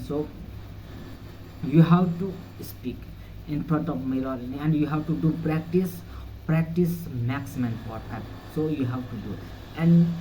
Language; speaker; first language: English; non-native, learner; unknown